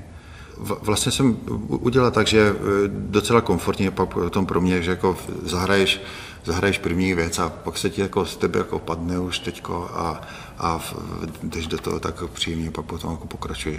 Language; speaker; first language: Czech; non-native, fluent; Hungarian